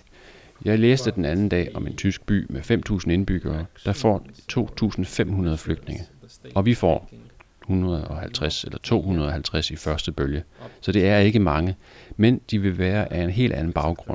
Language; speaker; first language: Danish; native; Danish